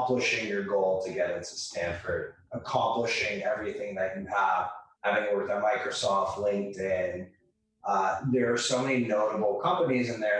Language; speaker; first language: English; native; English